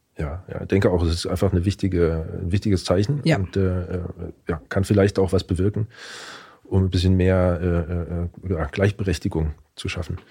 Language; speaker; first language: German; native; German